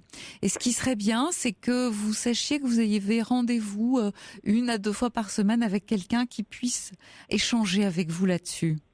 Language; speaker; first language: French; native; French